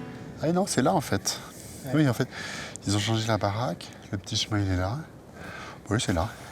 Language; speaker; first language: French; native; French